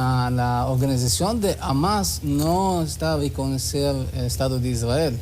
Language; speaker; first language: Spanish; non-native, learner; Hebrew